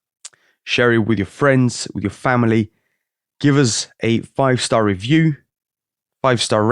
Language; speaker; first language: English; native; English